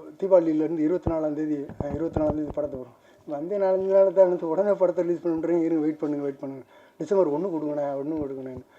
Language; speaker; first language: Tamil; native; Tamil